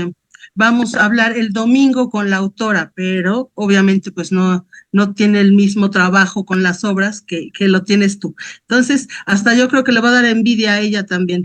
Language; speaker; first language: Spanish; native; Spanish